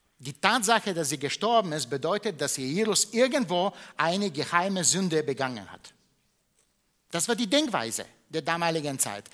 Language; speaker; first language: German; non-native, fluent; Bulgarian